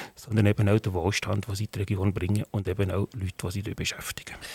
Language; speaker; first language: German; native; German